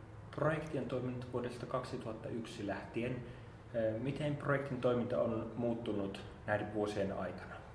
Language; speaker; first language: Finnish; native; Finnish